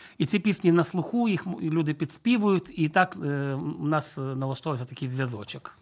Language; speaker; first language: Ukrainian; non-native, local second language; Russian